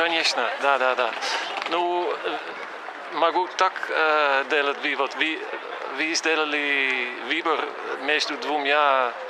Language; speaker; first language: Russian; non-native, fluent; Dutch